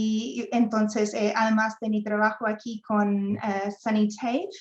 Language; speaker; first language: Spanish; non-native, fluent; English